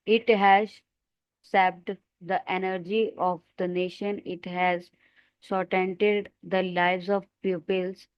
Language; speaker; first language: English; non-native, local second language; Punjabi